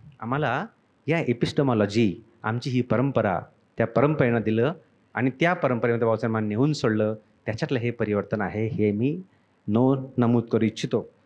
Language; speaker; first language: Marathi; native; Marathi